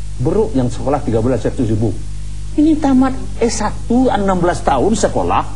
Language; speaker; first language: Indonesian; non-native, local second language; Minangkabau